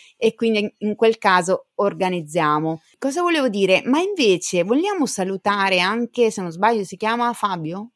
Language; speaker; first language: Italian; native; Italian